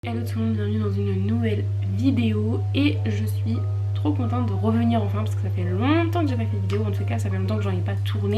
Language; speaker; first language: French; native; French